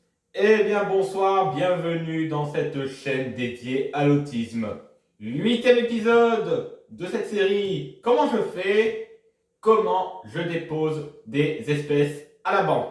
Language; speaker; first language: French; native; French